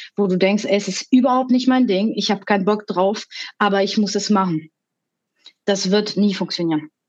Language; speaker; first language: German; non-native, fluent; French